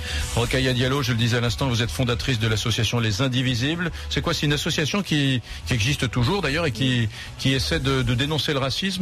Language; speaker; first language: French; native; French